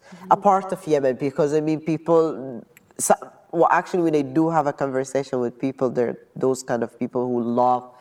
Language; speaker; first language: English; non-native, fluent; Arabic